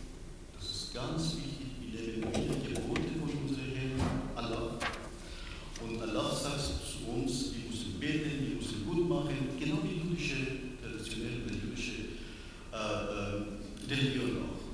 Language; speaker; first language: German; non-native, learner; Persian